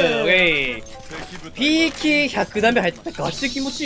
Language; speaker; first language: Japanese; native; Japanese